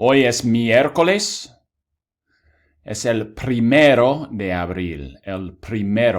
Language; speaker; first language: Spanish; non-native, fluent; English